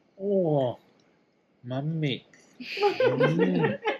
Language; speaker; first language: Japanese; native; Japanese